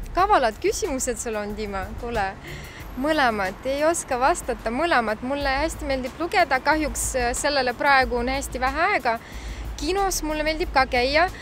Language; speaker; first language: Estonian; non-native, local second language; Russian